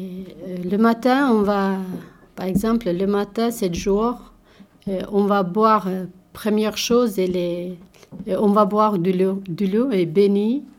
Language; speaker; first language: French; non-native, learner; Albanian